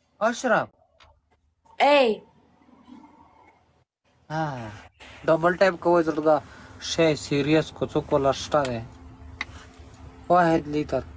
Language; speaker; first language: Arabic; non-native, learner; Pashto